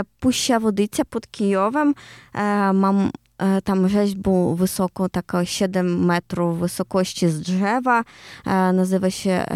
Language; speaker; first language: Polish; non-native, learner; Ukrainian